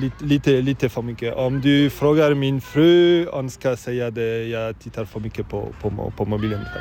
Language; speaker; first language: Swedish; non-native, learner; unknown